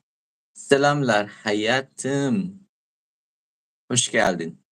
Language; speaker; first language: Turkish; non-native, learner; Filipino